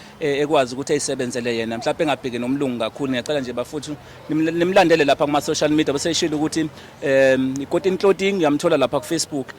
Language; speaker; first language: Zulu; native; Zulu